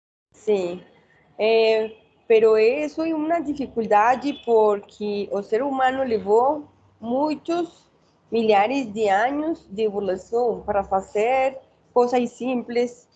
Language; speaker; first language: Portuguese; non-native, learner; Spanish